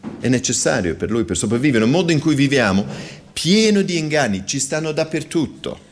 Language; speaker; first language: Italian; non-native, fluent; English